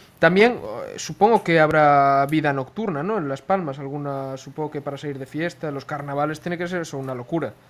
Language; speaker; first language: Spanish; native; Spanish